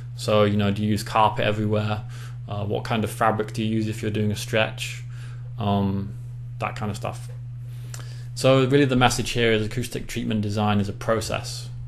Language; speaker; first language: English; native; English